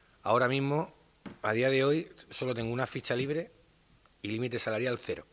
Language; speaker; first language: Spanish; native; Spanish